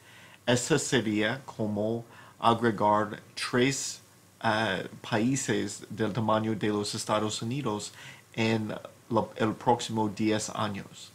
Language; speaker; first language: Spanish; non-native, fluent; English